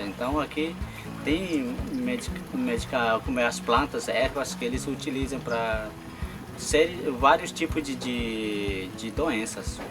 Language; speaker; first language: Portuguese; non-native, local second language; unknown